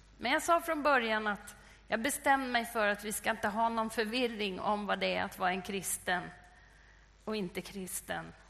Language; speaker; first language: Swedish; native; Swedish